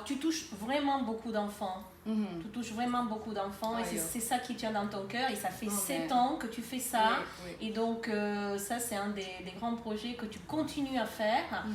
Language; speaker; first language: French; native; French